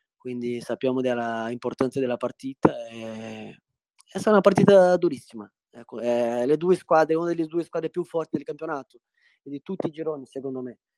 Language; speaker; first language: Italian; non-native, fluent; Portuguese